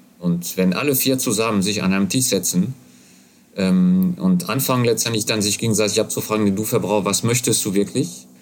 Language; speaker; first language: German; non-native, fluent; French